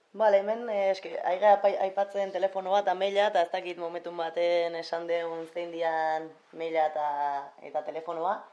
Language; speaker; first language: Basque; native; Basque